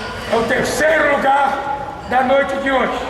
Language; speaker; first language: Portuguese; native; Portuguese